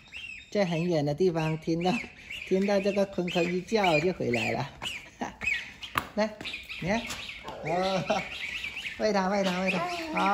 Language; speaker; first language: Cantonese; native; Cantonese